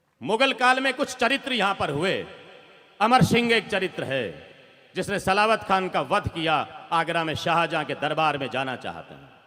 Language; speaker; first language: Hindi; non-native, local second language; Rajasthani